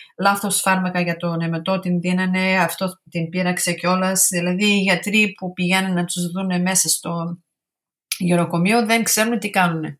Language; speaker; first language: Greek; early bilingual, heritage; Greek